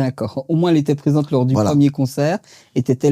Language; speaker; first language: French; native; French